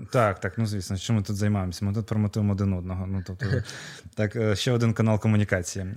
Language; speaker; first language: Ukrainian; non-native, local second language; Russian